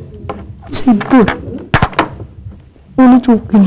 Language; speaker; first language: French; non-native, learner; English